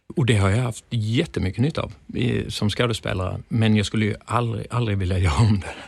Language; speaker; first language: Swedish; native; Swedish